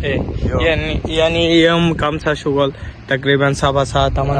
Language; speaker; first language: Arabic; non-native, learner; Bangla